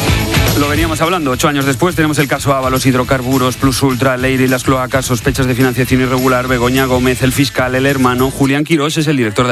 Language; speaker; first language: Spanish; native; Spanish